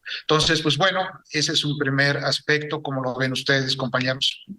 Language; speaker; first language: Spanish; native; Spanish